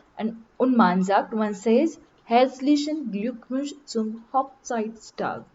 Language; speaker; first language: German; non-native, learner; Marathi